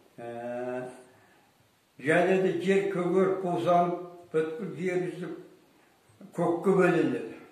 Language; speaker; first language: Kazakh; native; Kazakh